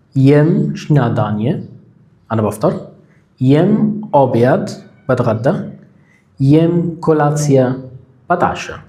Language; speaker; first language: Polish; non-native, learner; Arabic